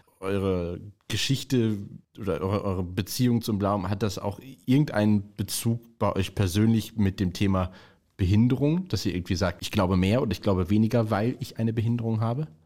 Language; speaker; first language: German; native; German